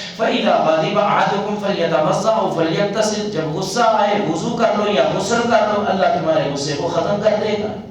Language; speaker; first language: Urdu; non-native, local second language; Punjabi